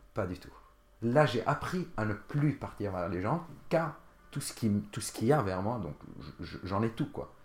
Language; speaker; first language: French; non-native, local second language; Arabic